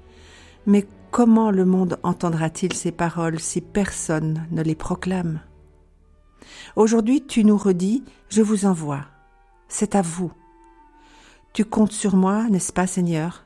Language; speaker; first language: French; native; French